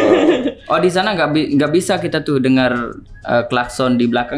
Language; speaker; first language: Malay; non-native, local second language; Sasak